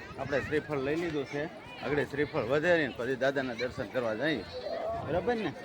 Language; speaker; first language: Gujarati; native; Gujarati